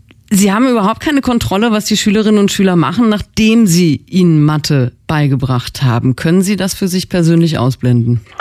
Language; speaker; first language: German; native; German